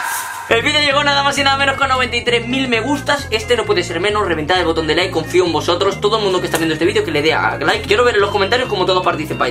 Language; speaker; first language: Spanish; native; Spanish